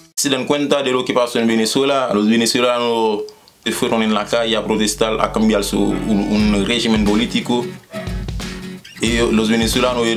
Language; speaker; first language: Spanish; non-native, fluent; Haitian Creole